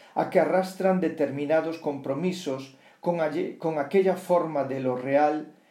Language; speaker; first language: Spanish; non-native, local second language; Galician